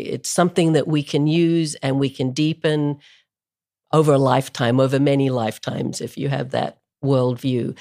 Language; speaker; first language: English; native; English